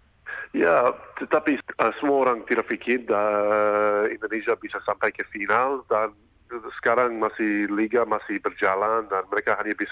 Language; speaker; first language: Indonesian; non-native, fluent; English